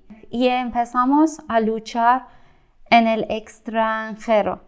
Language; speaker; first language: Spanish; non-native, fluent; Persian